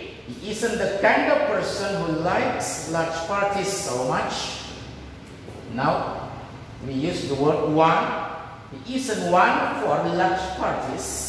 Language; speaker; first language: English; non-native, fluent; Indonesian